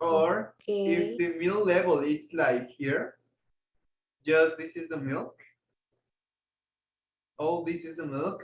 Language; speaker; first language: English; non-native, fluent; Spanish